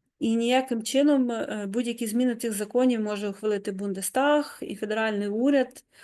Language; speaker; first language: Ukrainian; native; Ukrainian